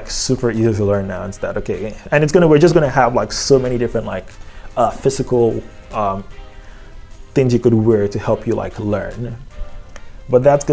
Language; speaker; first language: English; non-native, local second language; Yoruba